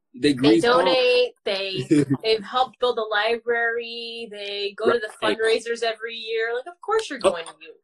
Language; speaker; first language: English; native; English